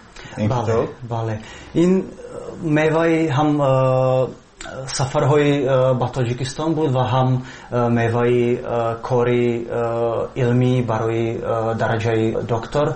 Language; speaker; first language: Tajik; non-native, fluent; Czech